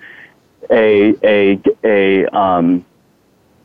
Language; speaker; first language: English; non-native, fluent; Thai